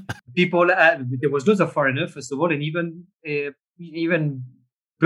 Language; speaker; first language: English; non-native, fluent; French